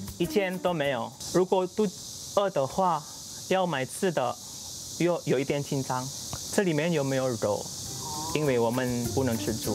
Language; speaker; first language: Chinese; non-native, learner; Indonesian